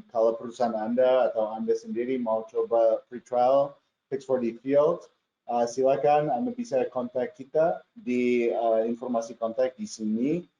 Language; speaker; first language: Indonesian; non-native, fluent; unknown